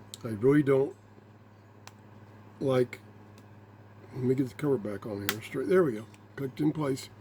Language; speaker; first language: English; native; English